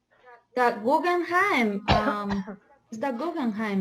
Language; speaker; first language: English; non-native, learner; Spanish